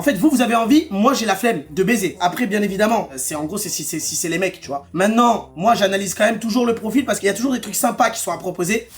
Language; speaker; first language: French; native; French